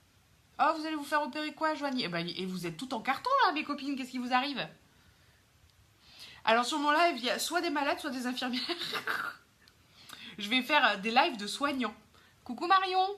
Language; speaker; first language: French; native; French